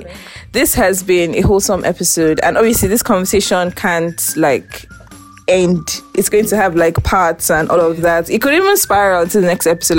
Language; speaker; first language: English; non-native, local second language; Yoruba